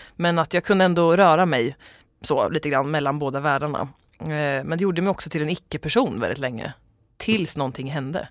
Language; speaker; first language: Swedish; native; Swedish